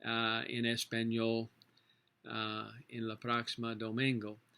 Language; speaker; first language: Spanish; non-native, learner; English